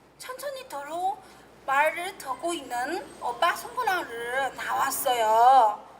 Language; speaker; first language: Korean; non-native, learner; Chinese